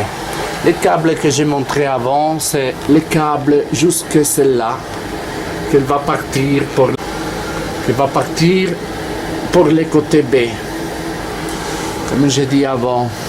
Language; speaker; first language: French; non-native, learner; Italian